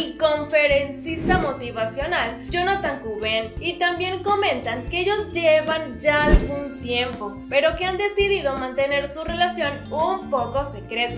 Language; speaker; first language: Spanish; native; Spanish